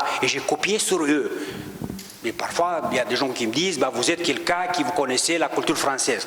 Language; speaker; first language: French; non-native, local second language; Romanian